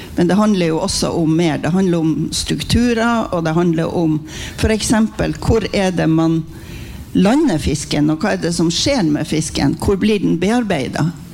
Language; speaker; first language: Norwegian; native; Norwegian